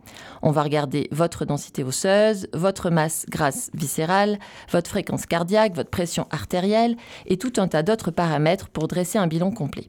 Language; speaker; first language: French; native; French